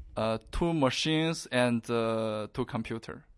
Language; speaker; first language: English; non-native, learner; Chinese